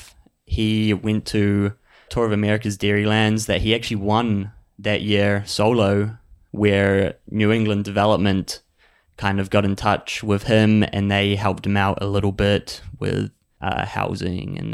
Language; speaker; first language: English; native; English